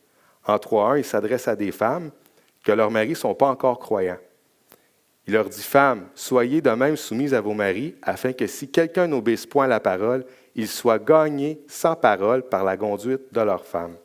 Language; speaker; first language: French; native; French